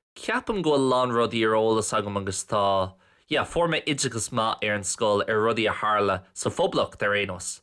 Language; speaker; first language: Irish; non-native, local second language; English